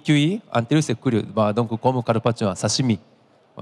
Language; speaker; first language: French; non-native, learner; Japanese